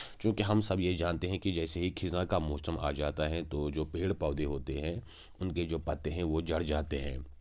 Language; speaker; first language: Hindi; non-native, local second language; Kashmiri